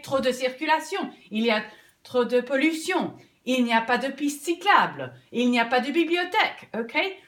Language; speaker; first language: French; non-native, fluent; English